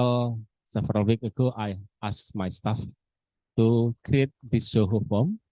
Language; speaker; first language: English; non-native, learner; Indonesian